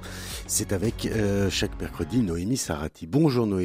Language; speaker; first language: French; native; French